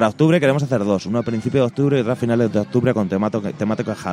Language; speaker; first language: Spanish; native; Spanish